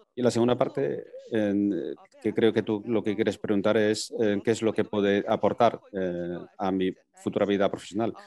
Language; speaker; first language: Spanish; non-native, fluent; Chinese